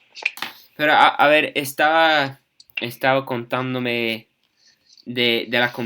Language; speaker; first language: Spanish; non-native, fluent; English